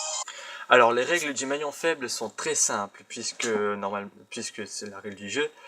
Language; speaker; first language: French; native; French